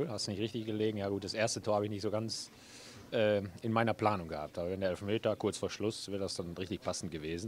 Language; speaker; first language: German; native; German